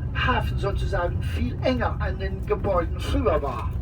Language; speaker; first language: German; non-native, fluent; English